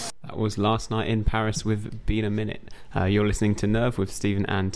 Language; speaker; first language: English; native; English